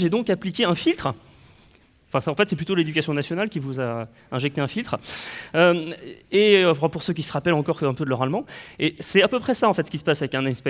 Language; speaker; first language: French; native; French